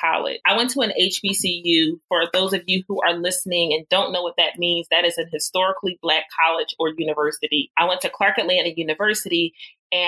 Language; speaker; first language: English; native; English